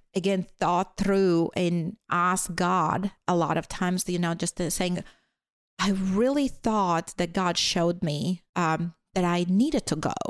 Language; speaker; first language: English; non-native, fluent; Latvian